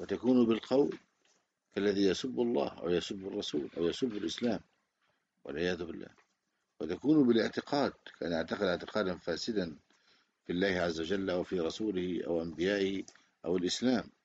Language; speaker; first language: Arabic; native; Arabic